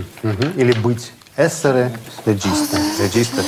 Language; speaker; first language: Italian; non-native, fluent; Russian